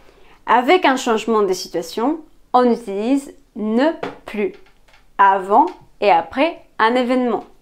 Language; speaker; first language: French; non-native, fluent; Spanish